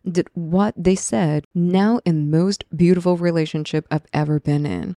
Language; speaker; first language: English; non-native, fluent; Chinese